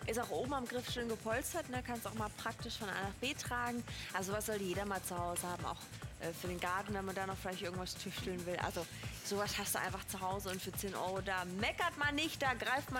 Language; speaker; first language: German; native; German